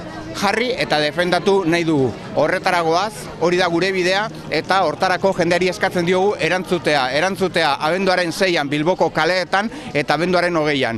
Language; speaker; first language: Basque; native; Basque